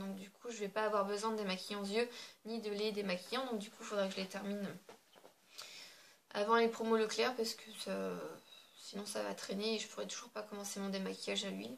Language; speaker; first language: French; native; French